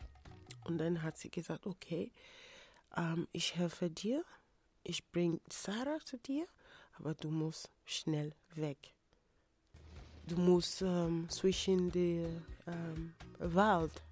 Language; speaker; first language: German; non-native, learner; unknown